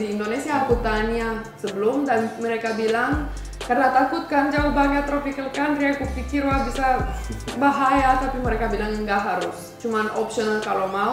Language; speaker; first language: Indonesian; non-native, fluent; Romanian